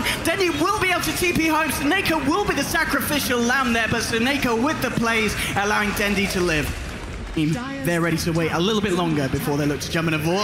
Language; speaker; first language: English; native; English